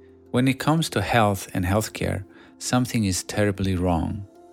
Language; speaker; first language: English; non-native, fluent; Swedish